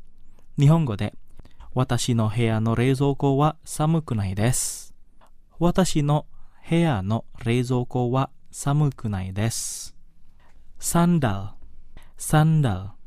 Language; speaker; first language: Japanese; non-native, fluent; Indonesian